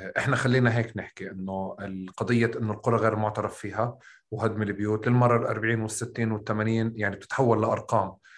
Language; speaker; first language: Arabic; native; Arabic